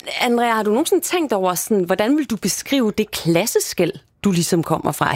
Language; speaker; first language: Danish; native; Danish